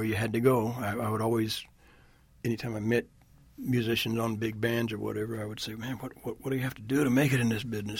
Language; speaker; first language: English; native; English